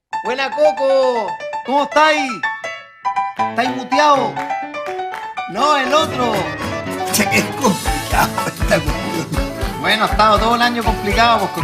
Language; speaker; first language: Spanish; native; Spanish